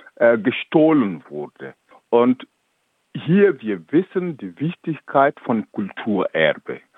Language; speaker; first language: German; non-native, fluent; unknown